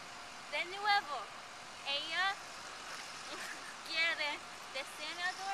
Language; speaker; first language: Spanish; non-native, learner; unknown